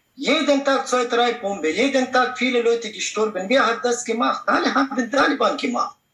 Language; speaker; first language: German; non-native, learner; Pashto